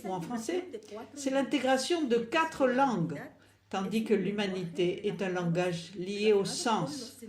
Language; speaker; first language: French; non-native, fluent; Arabic